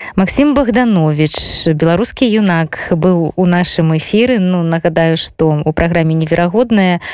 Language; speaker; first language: Belarusian; native; Belarusian